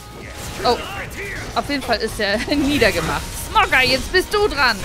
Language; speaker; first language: German; native; German